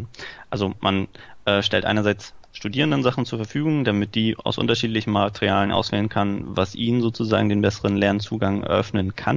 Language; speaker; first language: German; native; German